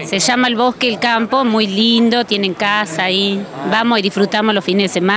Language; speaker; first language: Spanish; native; Spanish